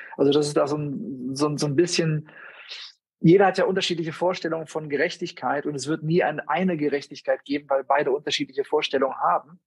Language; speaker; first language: German; native; German